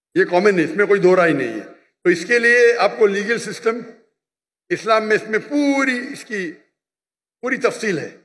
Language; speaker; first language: Urdu; non-native, local second language; Konkani